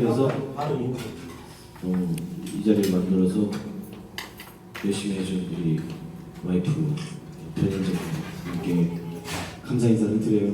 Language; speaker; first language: Korean; native; Korean